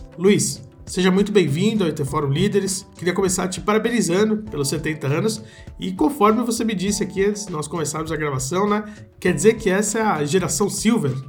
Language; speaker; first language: Portuguese; native; Portuguese